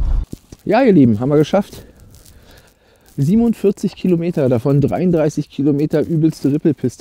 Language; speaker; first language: German; native; German